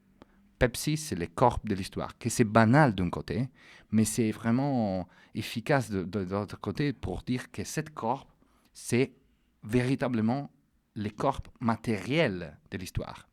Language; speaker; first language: French; non-native, fluent; Italian